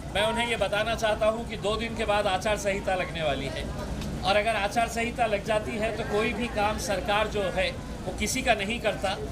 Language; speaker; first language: Hindi; non-native, local second language; Marathi